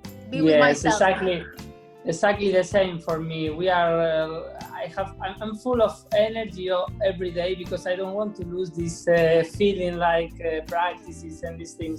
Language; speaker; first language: English; non-native, fluent; Spanish